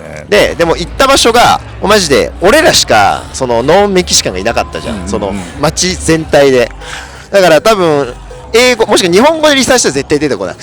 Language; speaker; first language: Japanese; native; Japanese